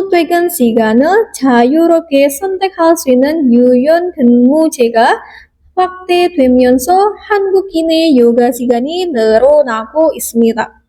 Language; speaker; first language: Korean; non-native, fluent; Indonesian